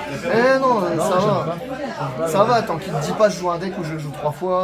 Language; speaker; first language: French; native; French